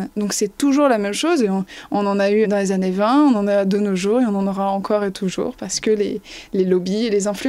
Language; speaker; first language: French; native; French